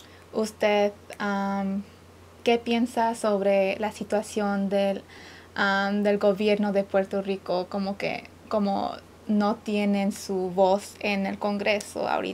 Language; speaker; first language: Spanish; early bilingual, other home language; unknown